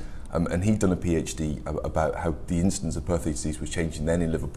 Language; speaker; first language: English; native; English